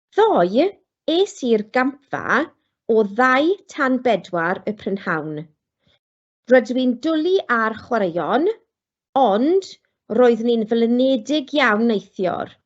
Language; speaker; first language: Welsh; non-native, local second language; English